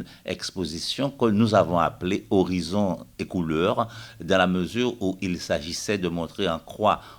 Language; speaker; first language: French; native; French